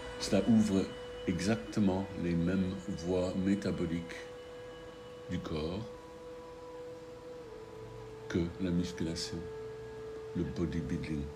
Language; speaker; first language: French; non-native, fluent; English